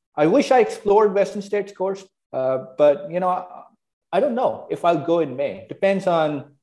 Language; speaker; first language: English; non-native, local second language; Hindi